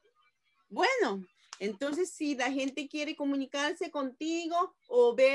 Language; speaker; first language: Spanish; non-native, fluent; Japanese